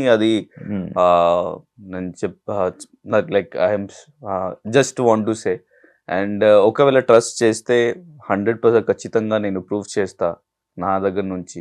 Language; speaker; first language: Telugu; non-native, learner; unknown